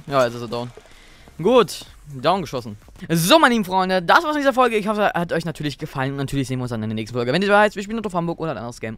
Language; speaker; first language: German; native; German